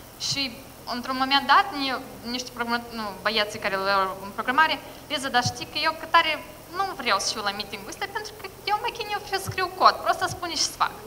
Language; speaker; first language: Romanian; non-native, local second language; Russian